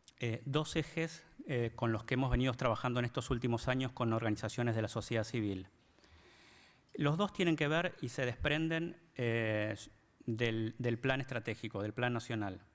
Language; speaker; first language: Spanish; native; Spanish